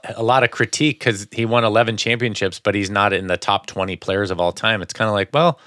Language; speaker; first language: English; native; English